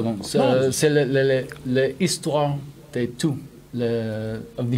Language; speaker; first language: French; non-native, learner; English